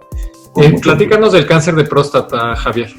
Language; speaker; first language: Spanish; native; Spanish